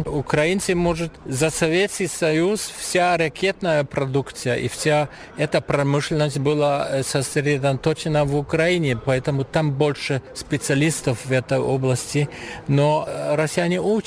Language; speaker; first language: Russian; non-native, fluent; German